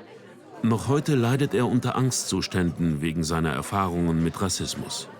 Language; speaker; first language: German; native; German